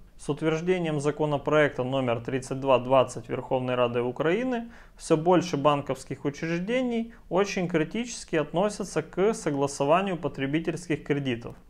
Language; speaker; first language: Russian; native; Russian